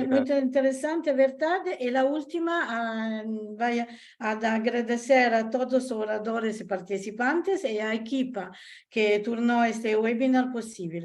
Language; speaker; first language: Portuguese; non-native, learner; Italian